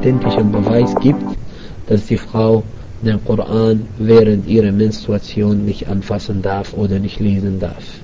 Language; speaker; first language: German; non-native, fluent; Arabic